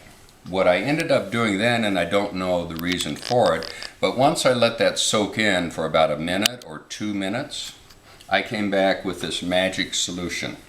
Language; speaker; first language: English; native; English